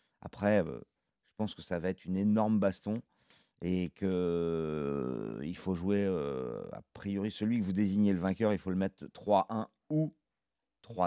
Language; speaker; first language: French; native; French